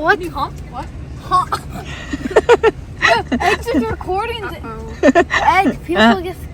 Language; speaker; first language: English; early bilingual, other home language; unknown